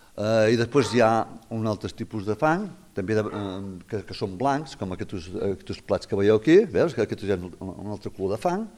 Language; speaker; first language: Catalan; native; Catalan